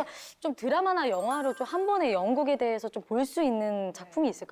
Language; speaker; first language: Korean; native; Korean